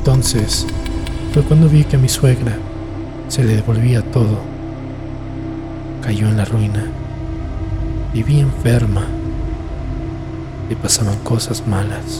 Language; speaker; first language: Spanish; native; Spanish